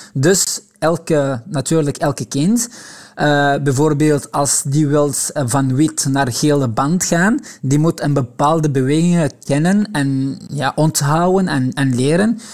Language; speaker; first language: Dutch; non-native, local second language; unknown